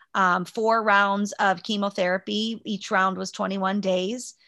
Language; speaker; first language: English; native; English